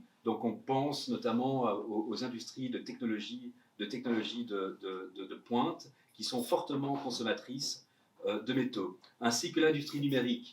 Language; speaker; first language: French; native; French